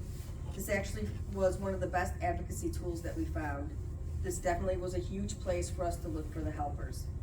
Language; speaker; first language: English; native; English